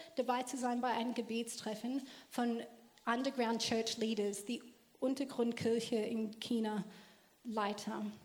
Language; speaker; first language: German; non-native, fluent; English